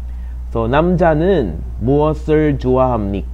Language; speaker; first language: Korean; non-native, fluent; Filipino